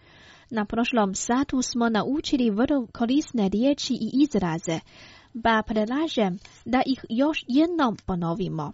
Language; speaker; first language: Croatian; non-native, fluent; Chinese